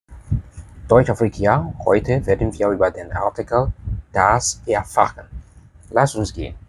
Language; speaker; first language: German; non-native, fluent; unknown